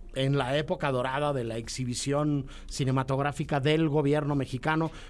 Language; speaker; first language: Spanish; native; Spanish